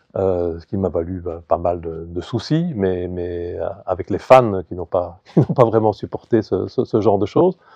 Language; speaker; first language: French; native; French